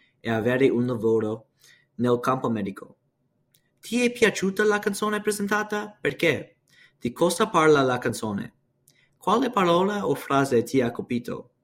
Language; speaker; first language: Italian; non-native, learner; English